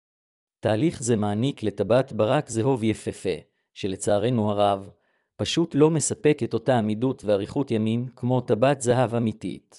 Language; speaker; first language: Hebrew; native; Hebrew